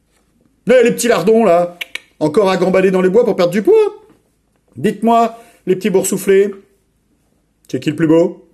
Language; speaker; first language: French; native; French